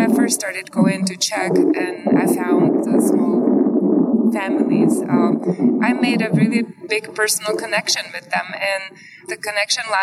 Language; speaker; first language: English; non-native, fluent; Czech